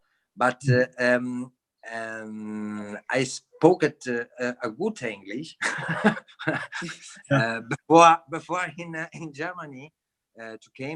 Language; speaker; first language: English; non-native, learner; Italian